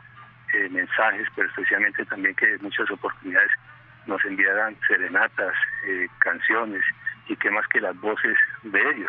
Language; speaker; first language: Spanish; native; Spanish